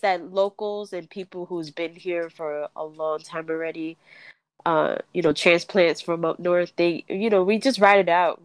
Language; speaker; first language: English; native; English